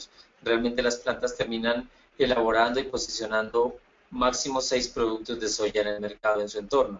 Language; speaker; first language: Spanish; native; Spanish